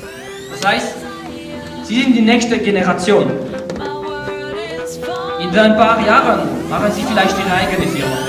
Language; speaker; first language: German; non-native, learner; French